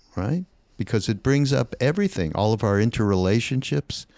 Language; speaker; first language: English; native; English